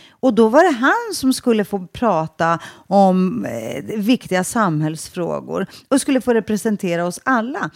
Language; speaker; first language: Swedish; early bilingual, other home language; Greek